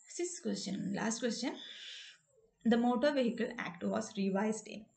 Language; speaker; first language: English; non-native, local second language; Malayalam